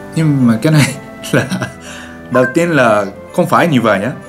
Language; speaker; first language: Vietnamese; non-native, fluent; Japanese